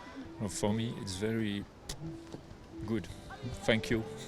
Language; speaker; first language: English; non-native, learner; French